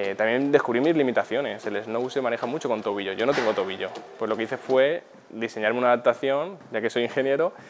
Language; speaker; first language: Spanish; native; Spanish